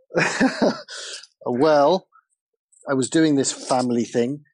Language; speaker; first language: English; native; English